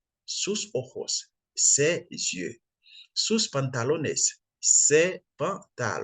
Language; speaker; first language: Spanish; non-native, fluent; French